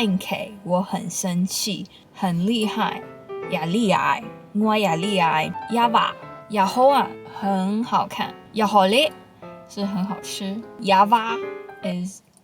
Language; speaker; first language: Chinese; early bilingual, heritage; Chinese